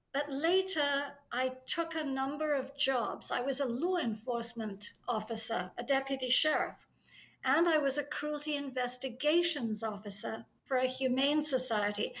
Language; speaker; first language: English; native; English